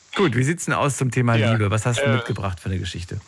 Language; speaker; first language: German; native; German